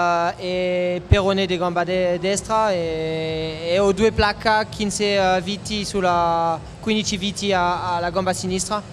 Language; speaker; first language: Italian; non-native, fluent; French